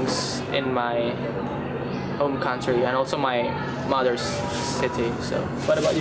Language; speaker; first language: English; non-native, learner; Indonesian